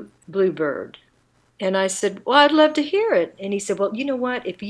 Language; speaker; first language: English; native; English